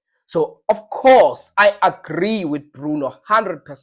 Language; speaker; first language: English; non-native, local second language; Zulu